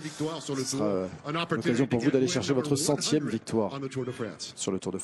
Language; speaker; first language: French; native; French